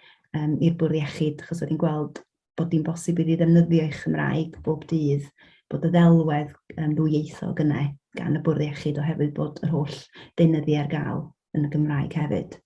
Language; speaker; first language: Welsh; native; Welsh